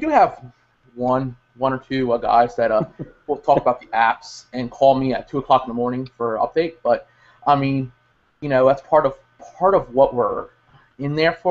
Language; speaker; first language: English; native; English